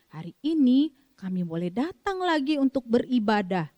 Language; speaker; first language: Indonesian; native; Indonesian